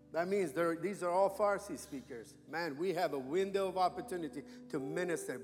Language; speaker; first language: English; non-native, fluent; Persian